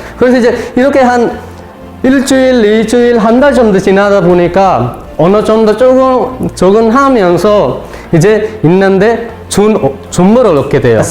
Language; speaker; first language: Korean; non-native, fluent; Sinhala